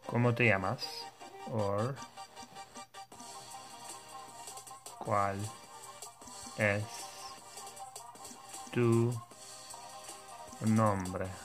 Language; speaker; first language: Spanish; non-native, learner; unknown